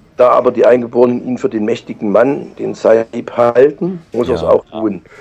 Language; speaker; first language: German; non-native, fluent; Czech